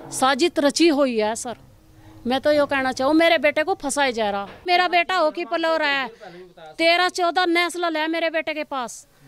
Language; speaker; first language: Hindi; native; Hindi